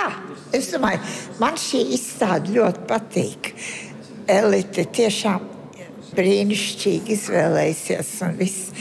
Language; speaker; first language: Latvian; early bilingual, heritage; Latvian